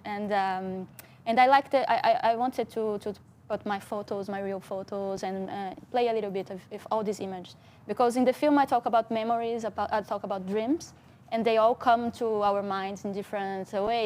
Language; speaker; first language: English; non-native, fluent; Portuguese